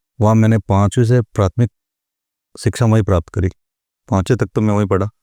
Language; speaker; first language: Hindi; non-native, local second language; Marwari